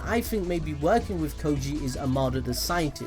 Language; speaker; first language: English; native; English